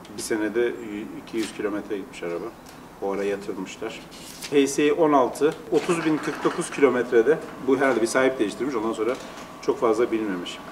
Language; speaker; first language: Turkish; native; Turkish